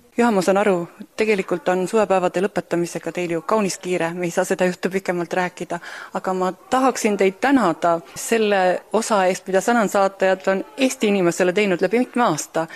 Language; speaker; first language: Estonian; native; Estonian